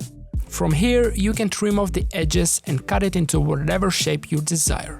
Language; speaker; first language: English; non-native, fluent; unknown